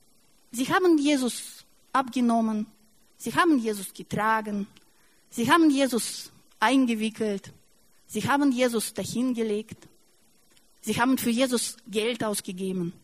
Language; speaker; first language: German; non-native, fluent; Russian